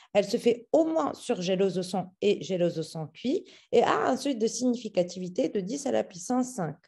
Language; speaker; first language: French; non-native, local second language; Arabic